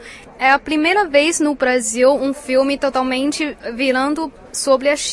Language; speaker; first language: Portuguese; non-native, fluent; Chinese